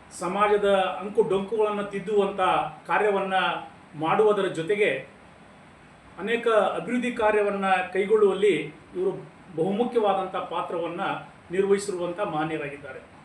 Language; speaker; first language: Kannada; non-native, local second language; Lambadi